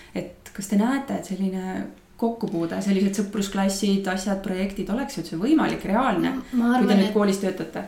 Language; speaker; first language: Estonian; native; Estonian